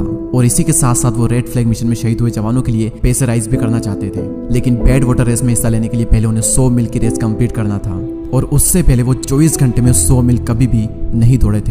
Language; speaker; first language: Hindi; native; Hindi